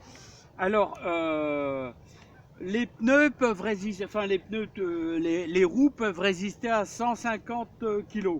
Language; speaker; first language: French; native; French